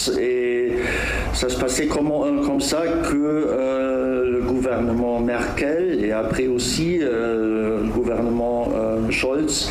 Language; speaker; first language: French; non-native, fluent; German